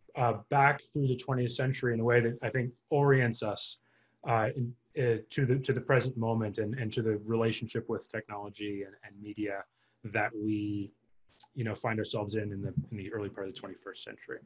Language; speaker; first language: English; native; English